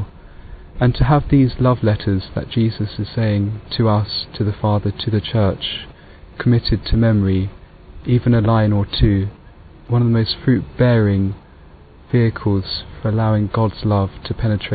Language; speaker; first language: English; native; English